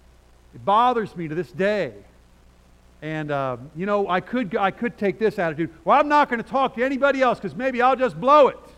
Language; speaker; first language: English; native; English